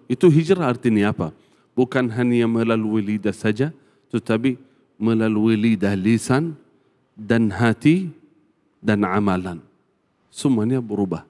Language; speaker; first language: Malay; non-native, fluent; Arabic